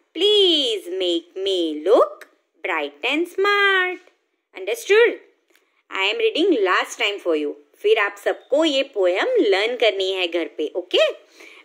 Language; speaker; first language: Hindi; non-native, local second language; Gujarati